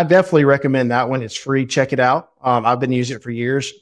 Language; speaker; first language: English; native; English